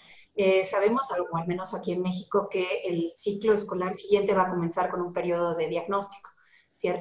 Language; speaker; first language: Spanish; native; Spanish